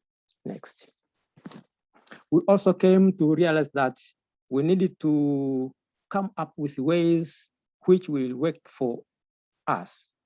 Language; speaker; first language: English; non-native, local second language; Swahili